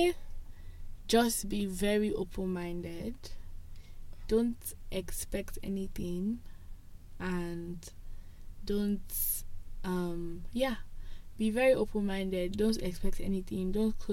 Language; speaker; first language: English; non-native, local second language; Yoruba